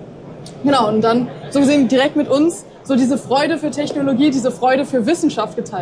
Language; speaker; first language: German; native; German